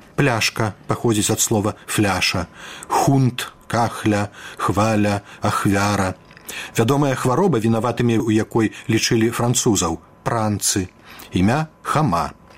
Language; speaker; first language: Belarusian; native; Belarusian